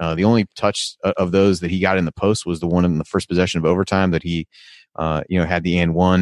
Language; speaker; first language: English; native; English